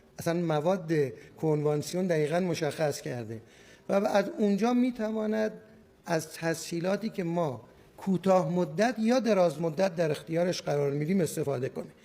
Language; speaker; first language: Persian; native; Persian